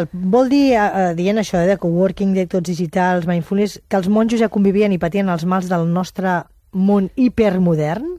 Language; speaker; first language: Catalan; native; Catalan